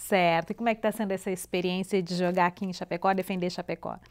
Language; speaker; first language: Portuguese; native; Portuguese